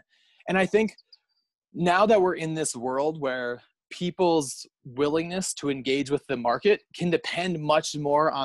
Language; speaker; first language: English; native; English